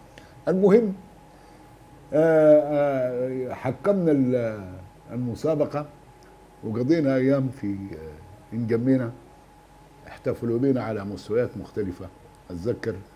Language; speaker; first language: Arabic; native; Arabic